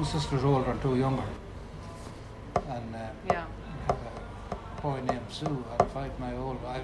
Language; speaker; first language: English; native; English